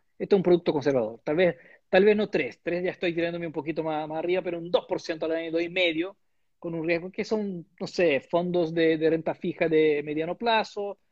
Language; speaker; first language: Spanish; non-native, fluent; Portuguese